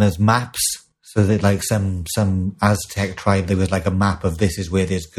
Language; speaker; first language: English; native; English